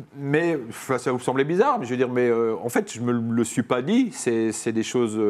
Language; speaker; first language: French; native; French